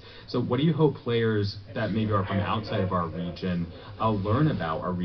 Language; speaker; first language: English; native; English